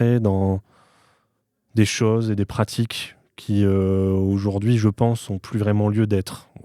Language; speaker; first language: French; native; French